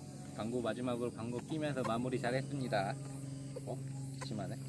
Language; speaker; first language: Korean; native; Korean